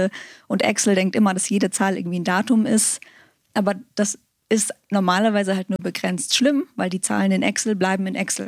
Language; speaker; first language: German; native; German